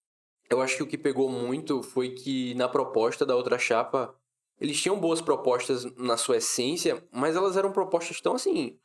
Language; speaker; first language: Portuguese; native; Portuguese